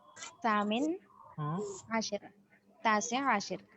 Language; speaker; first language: Arabic; non-native, learner; Urdu